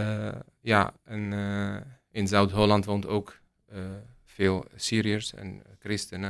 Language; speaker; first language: Dutch; non-native, learner; Arabic